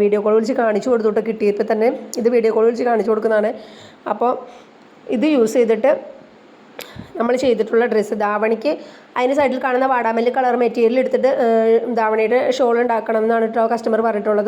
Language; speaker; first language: Malayalam; native; Malayalam